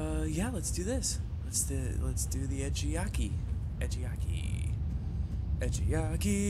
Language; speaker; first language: English; native; English